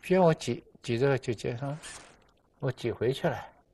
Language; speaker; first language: Chinese; native; Chinese